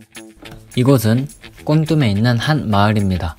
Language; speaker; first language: Korean; native; Korean